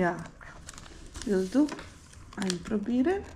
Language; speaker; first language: German; early bilingual, heritage; Bosnian